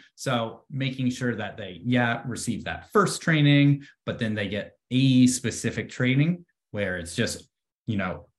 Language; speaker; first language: English; native; English